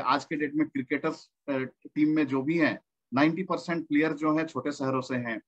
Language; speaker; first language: Hindi; native; Hindi